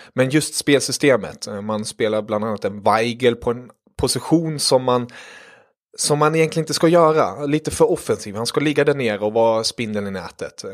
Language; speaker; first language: Swedish; early bilingual, other home language; German